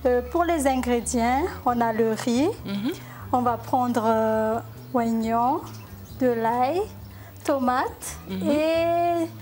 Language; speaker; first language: French; non-native, learner; Malagasy